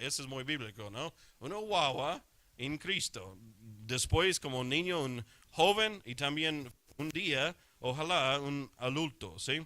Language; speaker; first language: Spanish; non-native, fluent; English